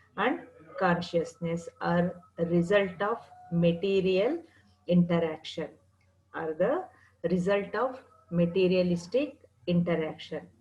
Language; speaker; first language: English; non-native, local second language; Kannada